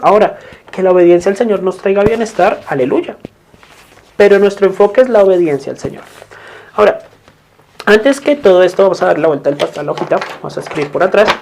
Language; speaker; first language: Spanish; native; Spanish